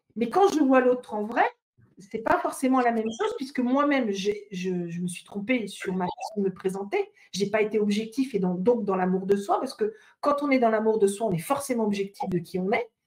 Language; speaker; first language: French; native; French